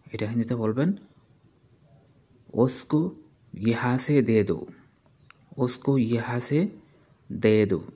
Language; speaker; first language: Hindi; non-native, learner; Bangla